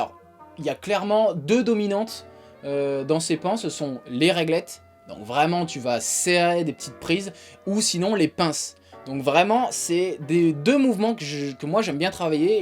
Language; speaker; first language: French; native; French